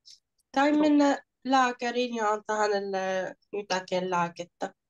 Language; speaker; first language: Finnish; non-native, learner; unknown